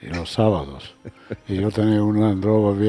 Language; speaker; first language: Spanish; non-native, fluent; English